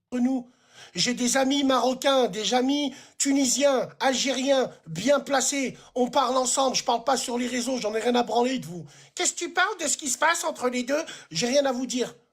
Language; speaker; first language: French; early bilingual, other home language; Arabic